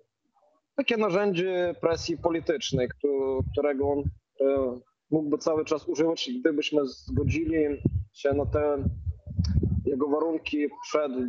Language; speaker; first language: Polish; non-native, fluent; Ukrainian